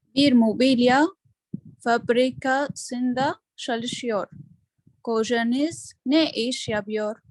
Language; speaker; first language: Turkish; non-native, learner; Arabic